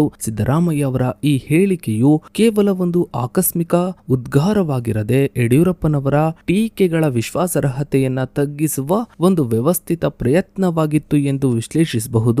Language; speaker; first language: Kannada; native; Kannada